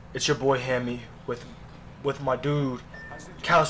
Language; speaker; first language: English; native; English